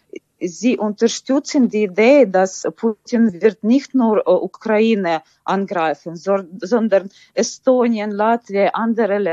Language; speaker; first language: German; non-native, fluent; Ukrainian